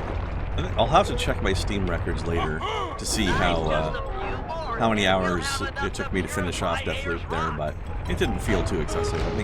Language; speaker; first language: English; native; English